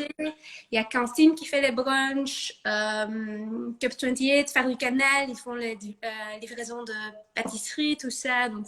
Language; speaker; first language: French; non-native, fluent; Dutch